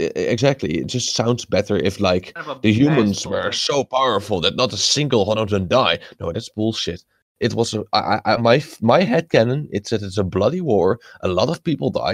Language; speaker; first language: English; non-native, fluent; Dutch